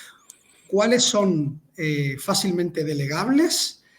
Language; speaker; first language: Spanish; native; Spanish